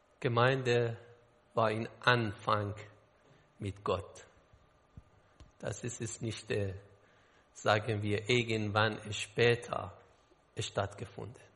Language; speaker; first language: German; non-native, learner; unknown